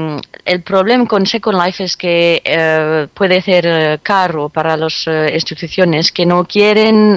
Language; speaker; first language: Spanish; non-native, fluent; French